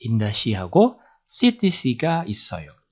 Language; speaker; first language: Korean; non-native, fluent; Indonesian